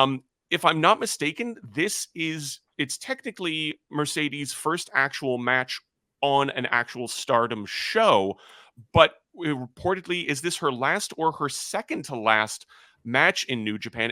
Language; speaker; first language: English; native; English